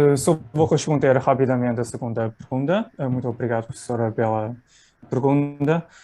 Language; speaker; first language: Portuguese; non-native, fluent; Chinese